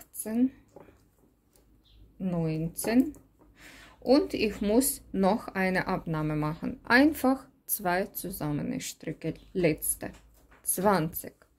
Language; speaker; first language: German; non-native, learner; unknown